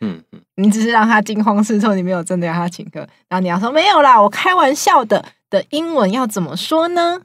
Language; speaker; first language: Chinese; native; Chinese